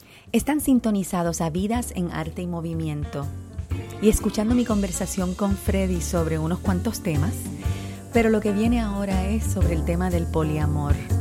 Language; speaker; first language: Spanish; early bilingual, heritage; Spanish